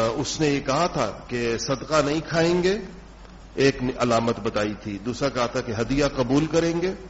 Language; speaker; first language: Urdu; non-native, local second language; Pashto